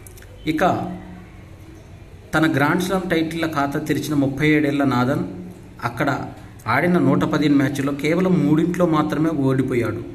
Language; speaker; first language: Telugu; native; Telugu